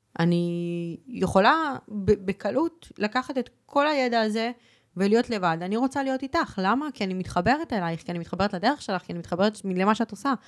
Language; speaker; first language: Hebrew; early bilingual, other home language; Spanish